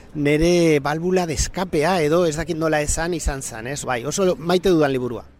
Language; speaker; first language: Basque; native; Basque